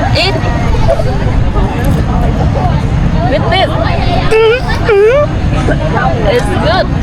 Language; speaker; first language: English; non-native, learner; Vietnamese